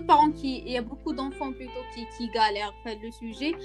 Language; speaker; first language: French; non-native, local second language; Arabic